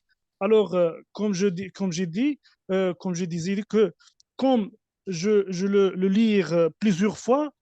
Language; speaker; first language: French; non-native, learner; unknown